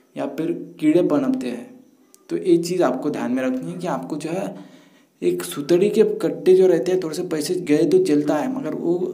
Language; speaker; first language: Hindi; non-native, local second language; Marathi